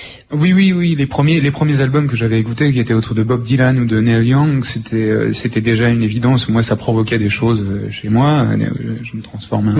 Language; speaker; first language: French; native; French